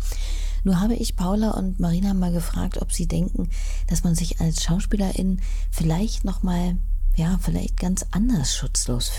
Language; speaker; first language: German; native; German